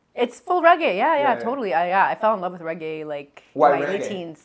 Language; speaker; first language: English; native; English